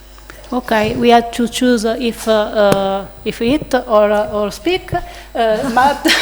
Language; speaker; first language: English; non-native, learner; Italian